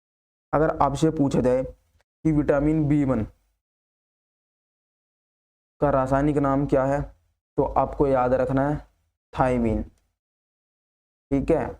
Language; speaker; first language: Hindi; native; Hindi